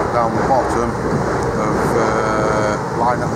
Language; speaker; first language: English; native; English